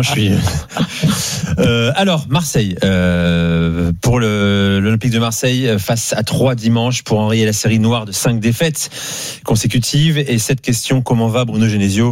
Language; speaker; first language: French; native; French